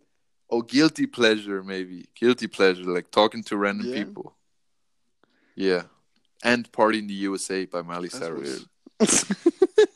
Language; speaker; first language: English; non-native, fluent; German